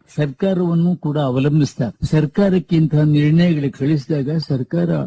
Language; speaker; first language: Kannada; native; Kannada